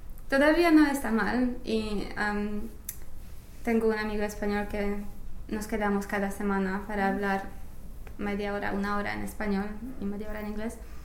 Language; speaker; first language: Spanish; non-native, fluent; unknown